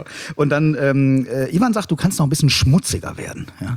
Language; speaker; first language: German; native; German